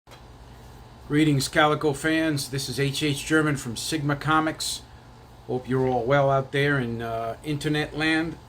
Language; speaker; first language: English; native; English